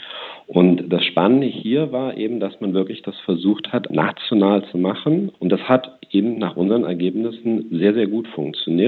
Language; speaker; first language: German; native; German